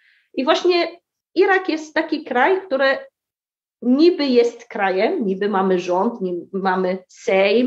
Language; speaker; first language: Polish; early bilingual, heritage; Arabic